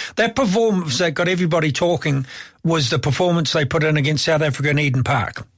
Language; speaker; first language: English; native; English